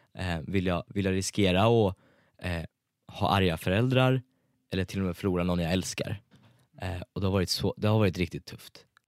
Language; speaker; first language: Swedish; early bilingual, other home language; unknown